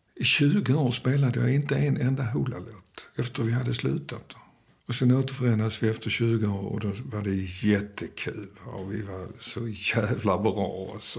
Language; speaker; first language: Swedish; early bilingual, other home language; Danish